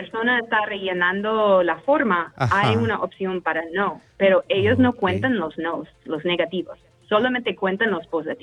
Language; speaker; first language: Spanish; non-native, fluent; English